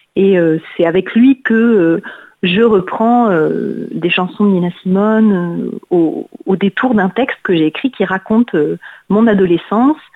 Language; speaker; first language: French; native; French